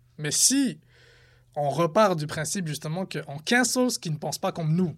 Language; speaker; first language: French; early bilingual, other home language; Arabic